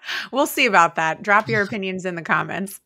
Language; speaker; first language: English; native; English